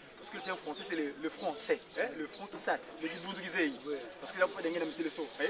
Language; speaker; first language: French; non-native, local second language; Kongo